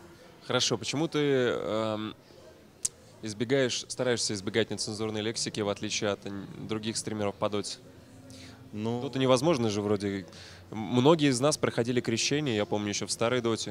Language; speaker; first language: Russian; native; Russian